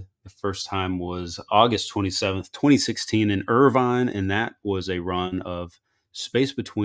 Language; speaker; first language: English; native; English